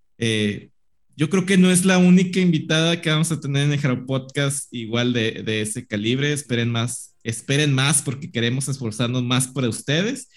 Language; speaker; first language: Spanish; native; Spanish